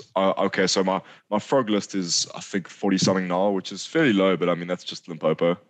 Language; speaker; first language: English; native; English